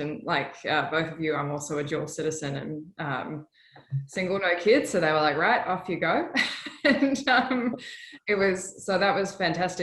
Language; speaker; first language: English; native; English